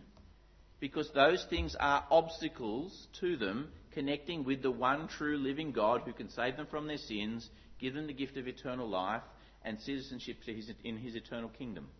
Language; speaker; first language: English; native; English